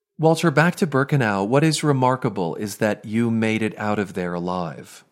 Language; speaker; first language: English; native; English